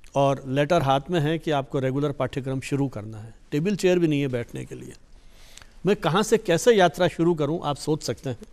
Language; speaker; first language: Hindi; native; Hindi